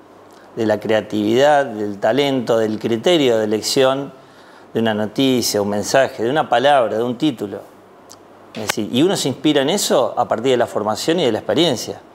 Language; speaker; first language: Spanish; native; Spanish